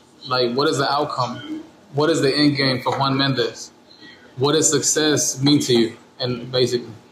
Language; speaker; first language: English; early bilingual, other home language; Spanish